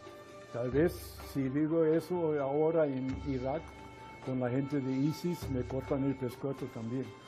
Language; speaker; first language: Spanish; non-native, fluent; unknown